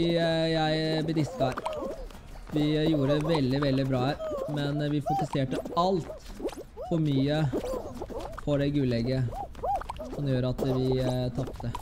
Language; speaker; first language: Norwegian; native; Norwegian